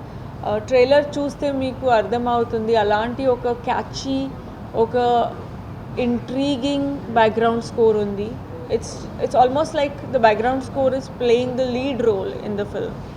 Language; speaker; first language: Telugu; non-native, fluent; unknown